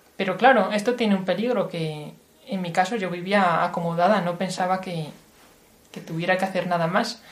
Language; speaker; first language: Spanish; native; Spanish